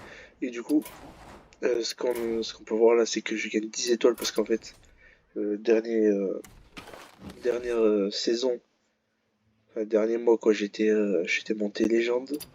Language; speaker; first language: French; native; French